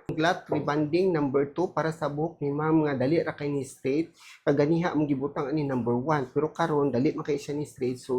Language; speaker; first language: Cebuano; native; Cebuano